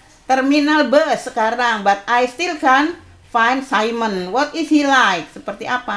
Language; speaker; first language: English; non-native, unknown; Indonesian